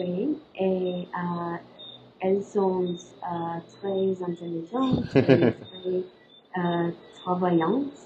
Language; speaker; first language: French; non-native, learner; English